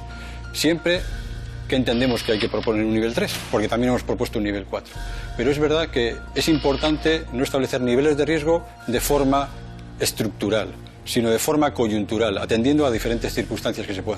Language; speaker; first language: Spanish; native; Spanish